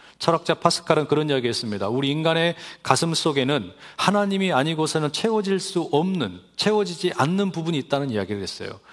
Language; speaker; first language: Korean; native; Korean